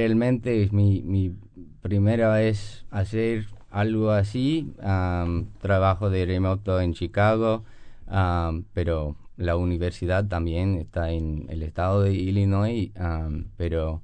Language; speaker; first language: Spanish; non-native, learner; English